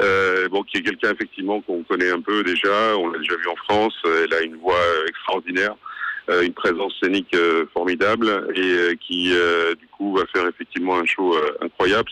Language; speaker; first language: French; native; French